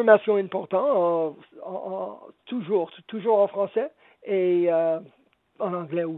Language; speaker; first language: French; non-native, local second language; English